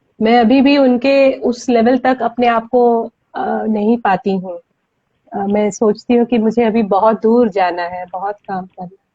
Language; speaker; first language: Hindi; non-native, local second language; Bangla